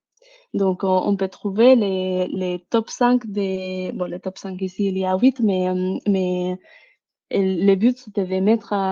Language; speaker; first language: French; non-native, fluent; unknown